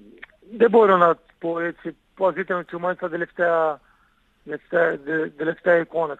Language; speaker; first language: Greek; non-native, learner; Portuguese